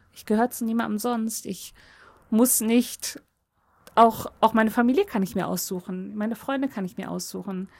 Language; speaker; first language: German; early bilingual, other home language; Polish